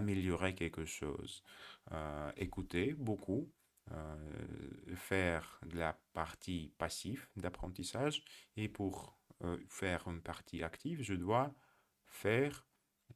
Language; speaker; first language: French; non-native, learner; Russian